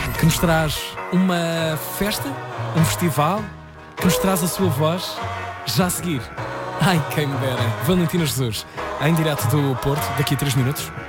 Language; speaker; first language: Portuguese; native; Portuguese